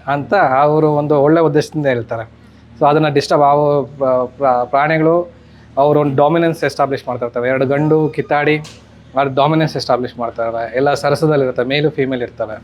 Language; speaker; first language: Kannada; native; Kannada